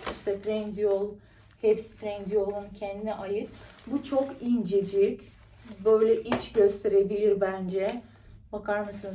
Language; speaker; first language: Turkish; non-native, fluent; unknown